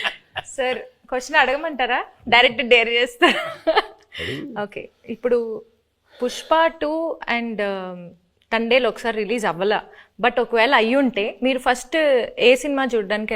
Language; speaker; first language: Telugu; native; Telugu